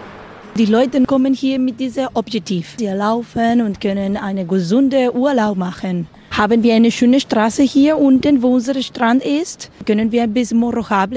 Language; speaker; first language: German; non-native, learner; Spanish